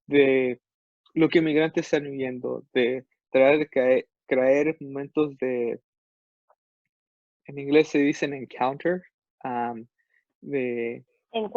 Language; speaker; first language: Spanish; non-native, fluent; English